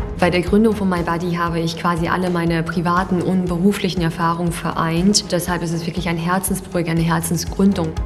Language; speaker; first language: German; early bilingual, other home language; Chinese